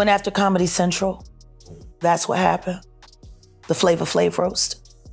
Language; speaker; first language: English; native; English